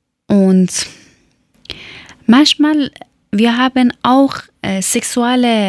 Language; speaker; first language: German; non-native, learner; Persian